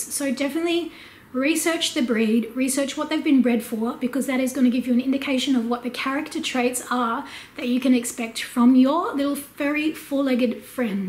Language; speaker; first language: English; native; English